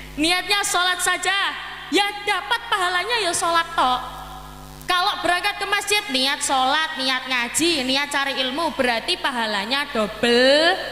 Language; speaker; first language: Indonesian; non-native, local second language; Javanese